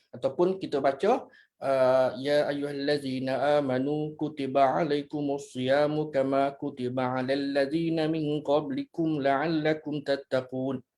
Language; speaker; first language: Malay; native; Malay